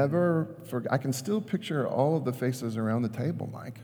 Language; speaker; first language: English; native; English